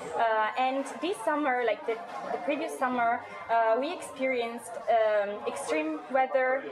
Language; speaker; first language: English; non-native, fluent; Italian